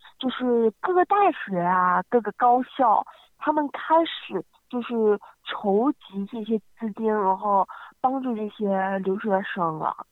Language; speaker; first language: Chinese; native; Chinese